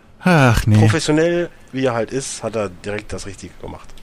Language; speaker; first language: German; native; German